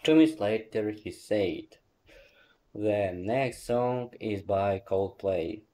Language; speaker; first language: English; non-native, learner; Ukrainian